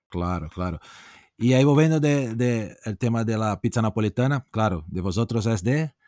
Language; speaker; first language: Spanish; non-native, fluent; Portuguese